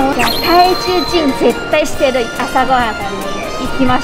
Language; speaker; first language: Japanese; non-native, fluent; Chinese